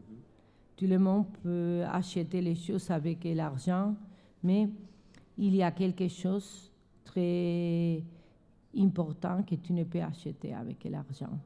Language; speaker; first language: French; non-native, learner; Spanish